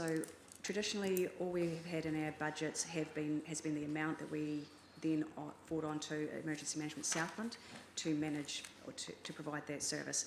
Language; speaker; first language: English; native; English